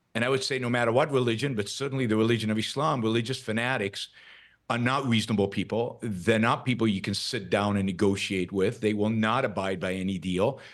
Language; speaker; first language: English; non-native, fluent; Hebrew